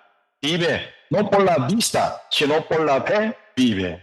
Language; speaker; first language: Spanish; non-native, learner; Korean